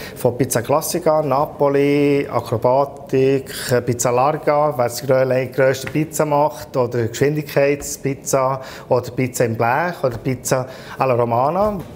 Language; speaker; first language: German; non-native, fluent; Italian